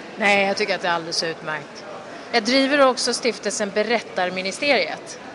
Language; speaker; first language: Swedish; early bilingual, other home language; Kurdish